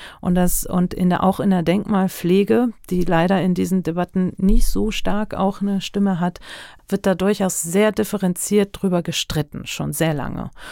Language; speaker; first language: German; early bilingual, other home language; Turkish